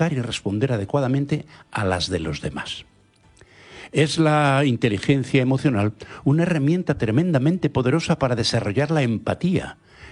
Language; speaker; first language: Spanish; non-native, local second language; Galician